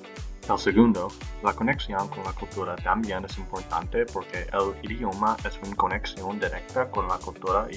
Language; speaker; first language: Spanish; non-native, learner; English